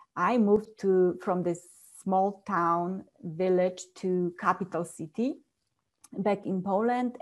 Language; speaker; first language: English; non-native, fluent; Polish